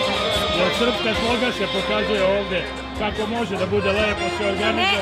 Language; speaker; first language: Serbian; native; Serbian